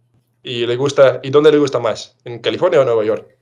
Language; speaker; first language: Spanish; non-native, fluent; English